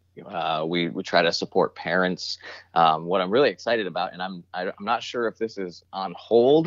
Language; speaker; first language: English; native; English